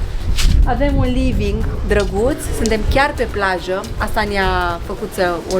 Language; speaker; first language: Romanian; native; Romanian